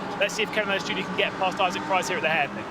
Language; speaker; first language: English; native; English